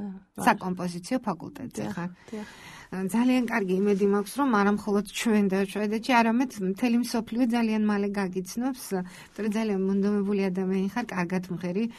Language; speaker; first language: Georgian; native; Georgian